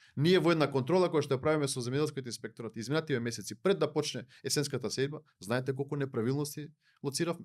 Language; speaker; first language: Macedonian; native; Macedonian